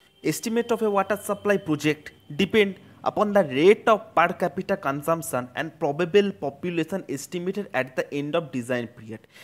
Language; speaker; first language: English; non-native, local second language; Bangla